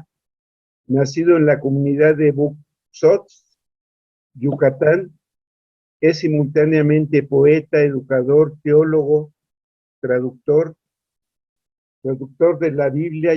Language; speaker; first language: Spanish; native; Spanish